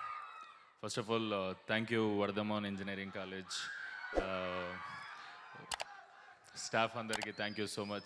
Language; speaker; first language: Telugu; native; Telugu